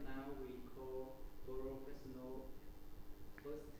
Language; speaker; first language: English; non-native, learner; Vietnamese